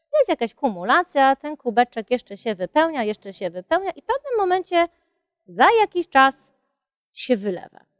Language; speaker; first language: Polish; early bilingual, heritage; Polish